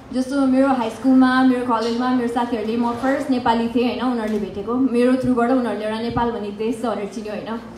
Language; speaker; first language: Nepali; early bilingual, heritage; Nepali